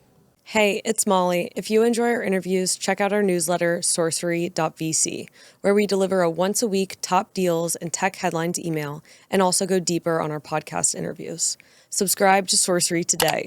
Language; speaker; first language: English; native; English